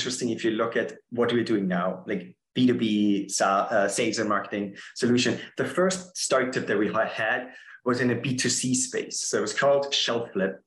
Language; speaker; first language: English; non-native, fluent; German